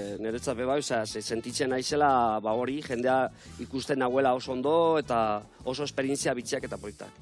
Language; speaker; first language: Basque; non-native, local second language; Spanish